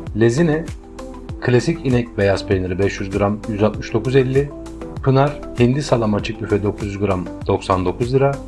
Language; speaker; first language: Turkish; native; Turkish